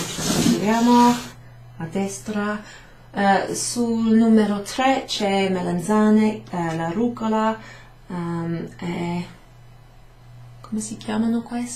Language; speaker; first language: Italian; non-native, fluent; English